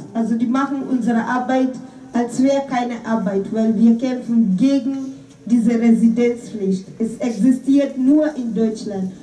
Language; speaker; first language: German; non-native, fluent; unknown